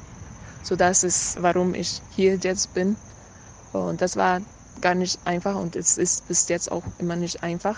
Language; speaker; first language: German; non-native, learner; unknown